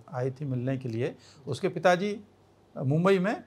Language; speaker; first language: Hindi; native; Hindi